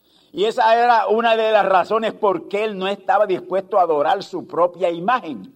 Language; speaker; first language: Spanish; native; Spanish